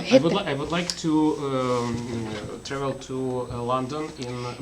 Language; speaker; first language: English; non-native, learner; Russian